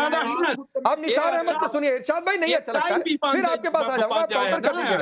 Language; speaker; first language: Hindi; native; Hindi